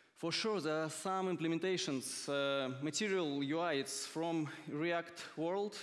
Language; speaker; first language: English; non-native, fluent; Russian